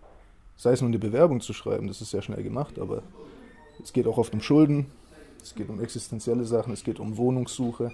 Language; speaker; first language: German; native; German